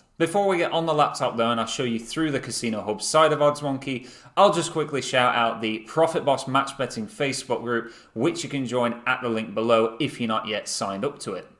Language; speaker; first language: English; native; English